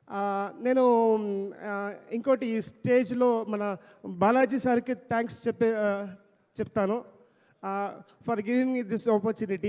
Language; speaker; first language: Telugu; non-native, learner; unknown